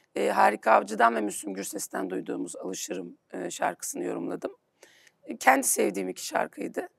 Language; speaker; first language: Turkish; native; Turkish